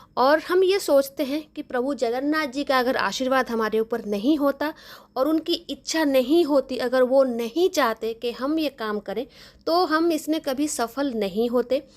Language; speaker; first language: Hindi; non-native, local second language; Bangla